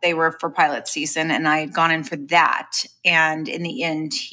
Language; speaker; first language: English; native; English